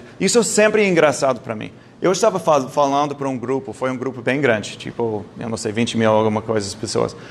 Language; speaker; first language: Portuguese; non-native, fluent; English